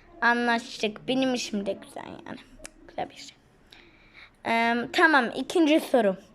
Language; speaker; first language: Turkish; non-native, learner; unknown